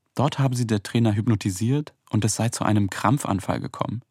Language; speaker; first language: German; native; German